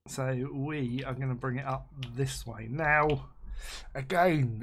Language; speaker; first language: English; native; English